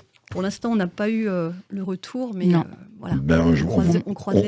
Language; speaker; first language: French; native; French